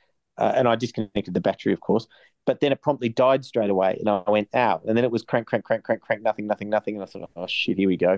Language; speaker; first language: English; native; English